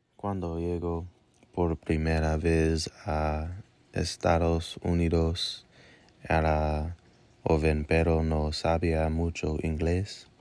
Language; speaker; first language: Spanish; non-native, learner; English